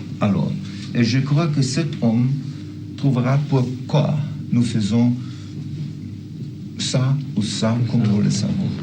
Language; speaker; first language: French; non-native, fluent; German